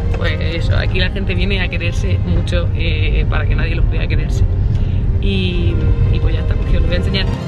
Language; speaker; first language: Spanish; native; Spanish